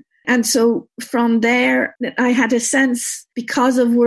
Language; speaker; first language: English; native; English